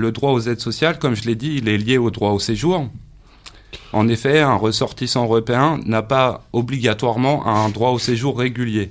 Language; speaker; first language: French; native; French